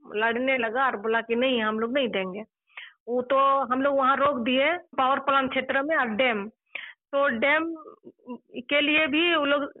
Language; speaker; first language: Hindi; non-native, local second language; Santali